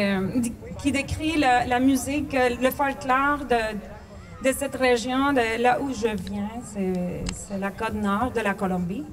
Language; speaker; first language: French; non-native, fluent; Spanish